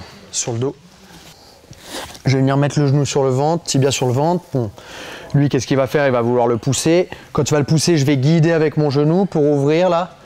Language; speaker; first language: French; native; French